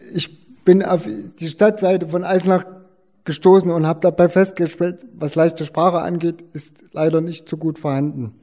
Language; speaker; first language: German; native; German